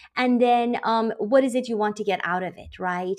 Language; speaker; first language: English; non-native, fluent; Persian